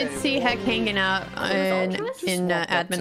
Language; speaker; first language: English; native; English